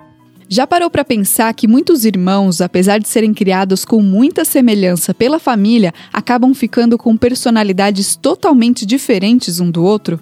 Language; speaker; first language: Portuguese; native; Portuguese